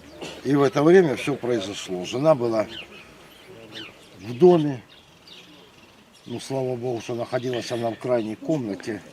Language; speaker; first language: Russian; native; Russian